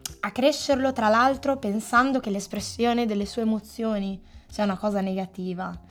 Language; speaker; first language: Italian; native; Italian